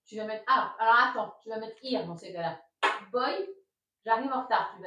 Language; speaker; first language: French; native; French